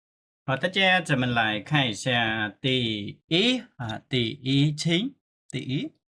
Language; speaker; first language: Chinese; non-native, fluent; Khmer